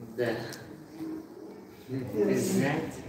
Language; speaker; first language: Russian; non-native, learner; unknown